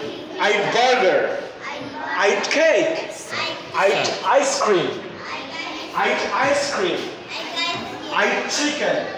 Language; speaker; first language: English; non-native, fluent; Bangla